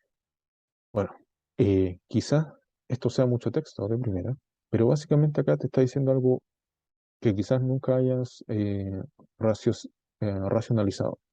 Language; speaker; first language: Spanish; native; Spanish